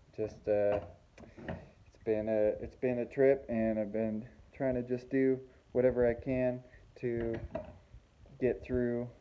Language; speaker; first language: English; native; English